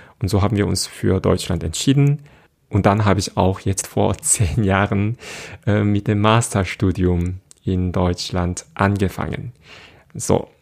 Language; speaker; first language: German; non-native, fluent; Korean